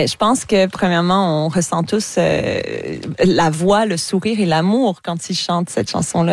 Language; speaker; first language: French; native; French